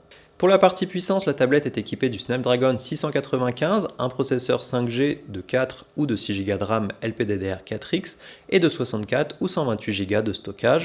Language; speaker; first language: French; native; French